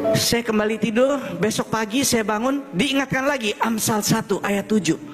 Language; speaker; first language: Indonesian; early bilingual, heritage; German